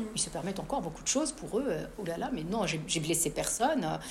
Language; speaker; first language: French; non-native, local second language; Arabic